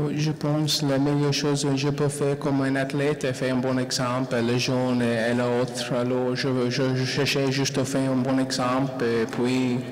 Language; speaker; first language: French; non-native, learner; English